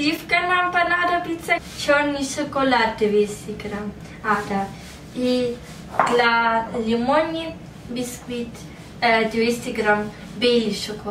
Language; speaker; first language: Russian; early bilingual, heritage; German